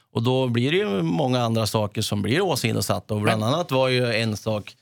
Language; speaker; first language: Swedish; native; Swedish